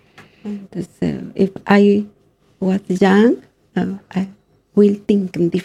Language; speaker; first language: English; non-native, learner; Spanish